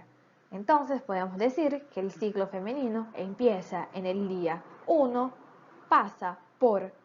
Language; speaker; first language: Spanish; native; Spanish